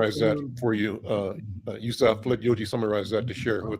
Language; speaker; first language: English; native; English